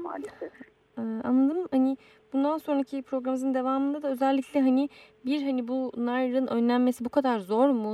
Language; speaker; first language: Turkish; native; Turkish